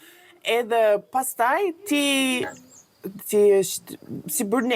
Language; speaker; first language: Albanian; non-native, learner; English